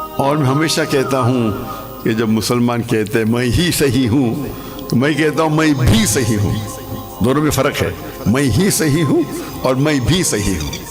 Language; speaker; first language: Urdu; non-native, local second language; English